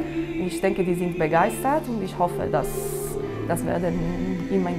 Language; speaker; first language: German; non-native, fluent; Italian